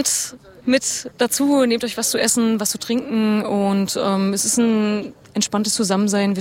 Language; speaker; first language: German; native; German